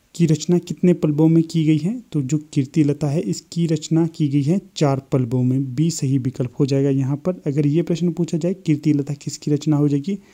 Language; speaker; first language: Hindi; native; Hindi